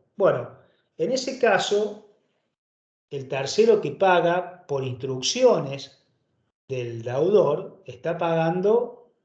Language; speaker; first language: Spanish; native; Spanish